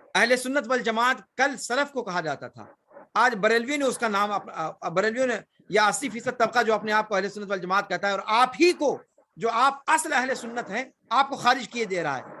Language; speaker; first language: Urdu; native; Urdu